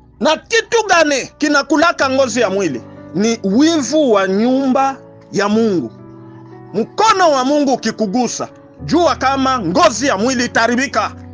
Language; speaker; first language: Swahili; native; Swahili